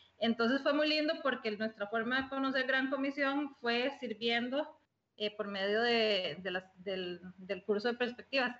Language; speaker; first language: Spanish; native; Spanish